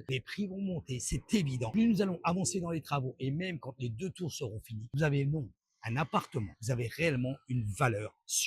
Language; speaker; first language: French; native; French